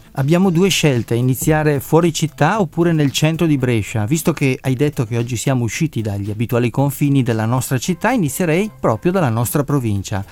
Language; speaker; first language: Italian; native; Italian